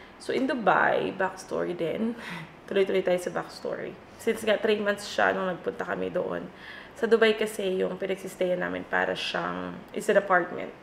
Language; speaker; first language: Filipino; native; Filipino